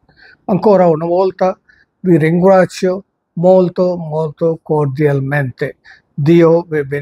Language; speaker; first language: Italian; non-native, fluent; Telugu